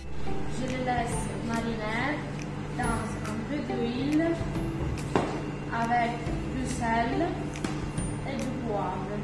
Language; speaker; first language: French; non-native, learner; Italian